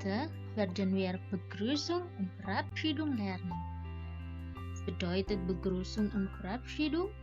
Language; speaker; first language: German; non-native, learner; Indonesian